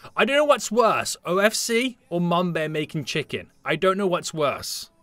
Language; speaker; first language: English; native; English